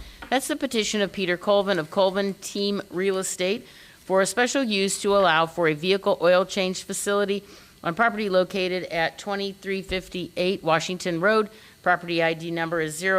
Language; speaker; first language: English; native; English